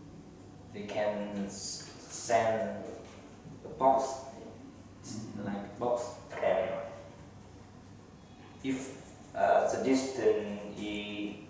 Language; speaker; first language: English; non-native, learner; Vietnamese